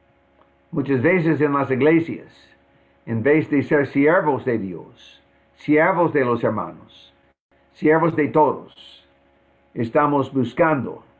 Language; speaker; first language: Spanish; non-native, fluent; English